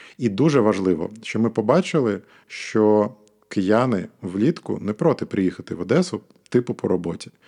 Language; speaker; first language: Ukrainian; non-native, local second language; Russian